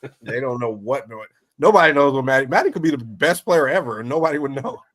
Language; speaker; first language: English; native; English